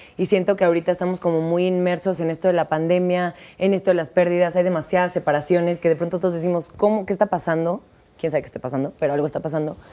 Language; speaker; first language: Spanish; native; Spanish